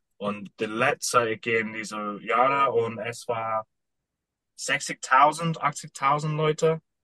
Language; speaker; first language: German; non-native, learner; English